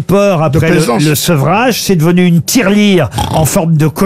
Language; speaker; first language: French; native; French